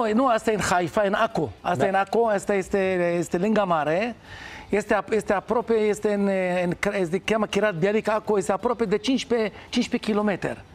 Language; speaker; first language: Romanian; non-native, fluent; Hebrew